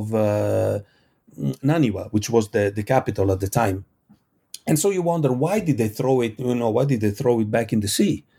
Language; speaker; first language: English; non-native, fluent; Italian